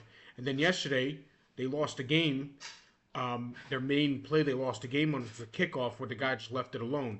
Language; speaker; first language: English; native; English